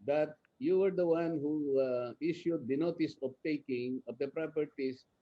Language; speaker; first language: English; non-native, local second language; Filipino